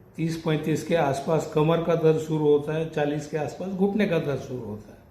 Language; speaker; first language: Hindi; non-native, local second language; Marathi